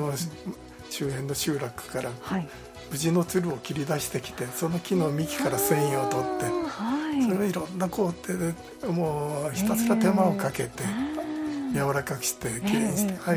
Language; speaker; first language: Japanese; native; Japanese